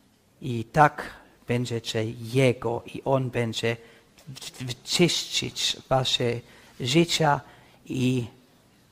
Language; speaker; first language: Polish; non-native, learner; English